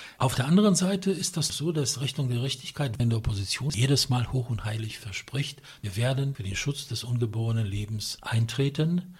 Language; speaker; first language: German; non-native, fluent; Polish